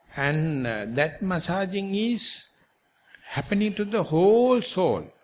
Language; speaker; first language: English; non-native, local second language; Sinhala